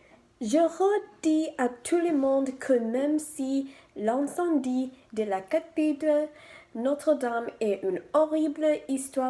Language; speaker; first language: French; non-native, fluent; English